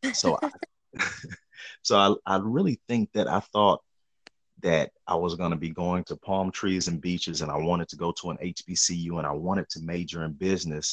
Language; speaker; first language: English; native; English